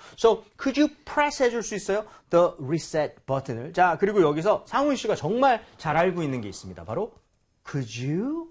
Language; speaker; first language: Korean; native; Korean